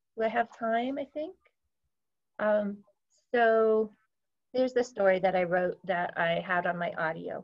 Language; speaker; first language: English; native; English